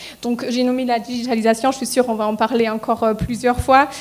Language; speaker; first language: French; non-native, fluent; German